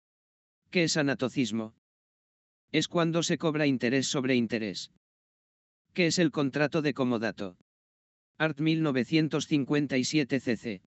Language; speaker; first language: Spanish; native; Spanish